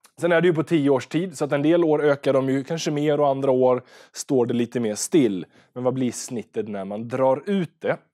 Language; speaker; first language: Swedish; native; Swedish